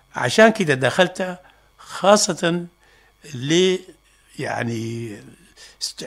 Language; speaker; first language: Arabic; non-native, local second language; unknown